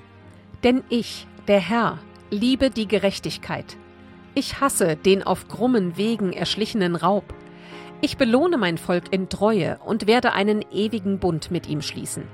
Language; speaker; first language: German; native; German